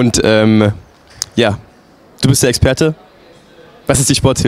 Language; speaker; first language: German; native; German